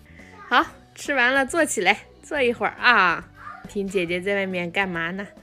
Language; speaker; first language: Chinese; native; Chinese